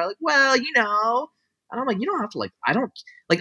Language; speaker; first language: English; early bilingual, other home language; Bangla